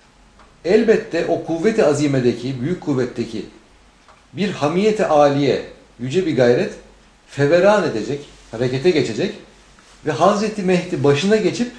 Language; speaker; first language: Turkish; native; Turkish